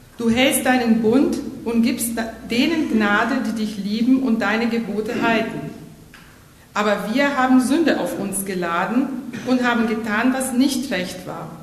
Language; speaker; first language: German; native; German